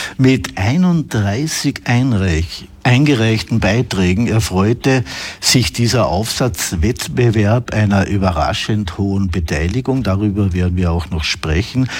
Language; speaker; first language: German; native; German